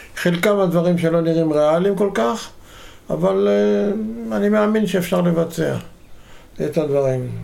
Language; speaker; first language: Hebrew; native; Hebrew